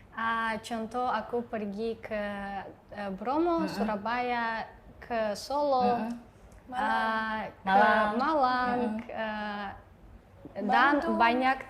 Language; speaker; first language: Indonesian; non-native, learner; Tajik